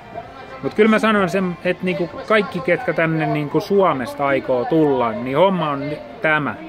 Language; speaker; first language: Finnish; native; Finnish